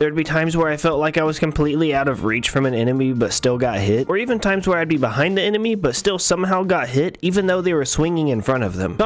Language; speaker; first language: English; native; English